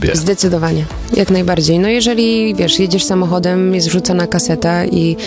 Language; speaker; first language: Polish; early bilingual, heritage; Polish